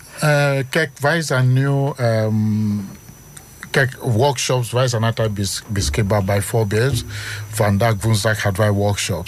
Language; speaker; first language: Dutch; non-native, learner; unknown